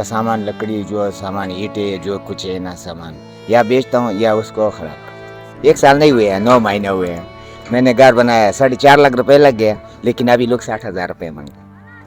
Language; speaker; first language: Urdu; early bilingual, other home language; Pashto